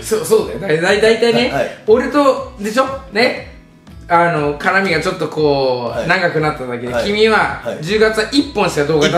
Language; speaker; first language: Japanese; native; Japanese